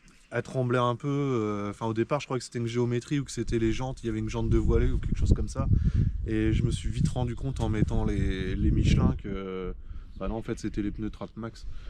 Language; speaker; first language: French; native; French